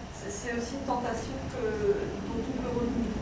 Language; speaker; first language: French; native; French